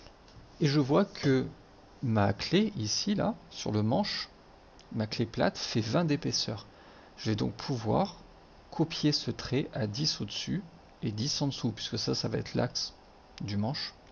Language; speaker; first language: French; native; French